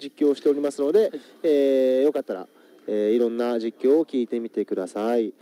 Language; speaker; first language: Japanese; native; Japanese